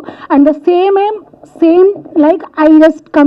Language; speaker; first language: Telugu; native; Telugu